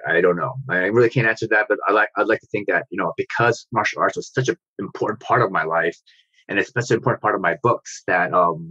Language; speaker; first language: English; native; English